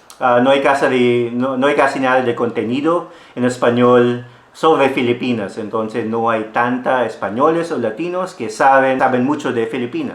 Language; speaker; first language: Spanish; non-native, fluent; Filipino